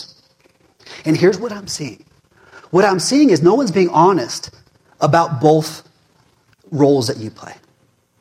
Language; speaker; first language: English; native; English